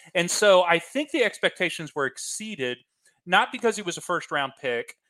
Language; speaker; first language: English; native; English